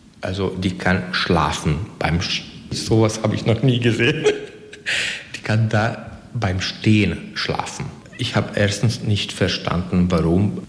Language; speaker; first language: German; non-native, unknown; Hungarian